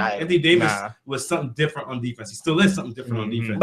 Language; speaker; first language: English; native; English